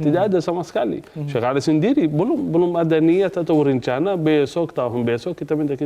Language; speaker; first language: Indonesian; non-native, fluent; Arabic